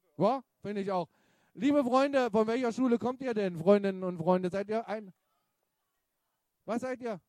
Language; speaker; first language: German; native; German